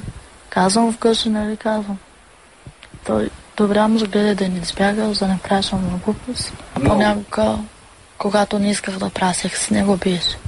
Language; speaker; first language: Bulgarian; non-native, local second language; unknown